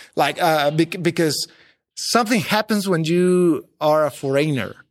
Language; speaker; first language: English; non-native, fluent; Spanish